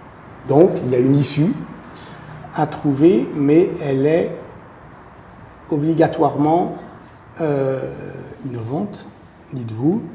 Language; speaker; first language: French; native; French